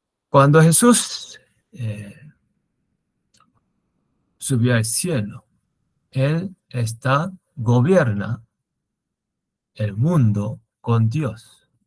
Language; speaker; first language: Spanish; non-native, learner; Korean